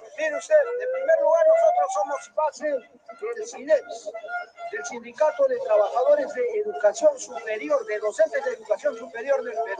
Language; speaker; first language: Spanish; native; Spanish